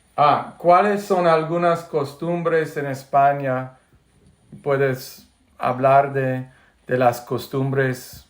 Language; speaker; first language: Spanish; non-native, fluent; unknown